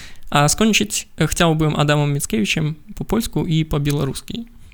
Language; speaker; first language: Polish; non-native, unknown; Belarusian